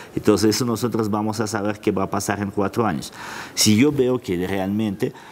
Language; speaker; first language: Spanish; non-native, fluent; Russian